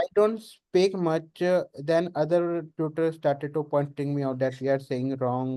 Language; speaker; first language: English; non-native, learner; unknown